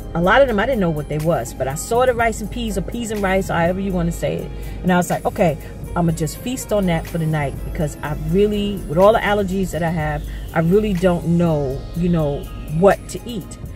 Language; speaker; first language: English; native; English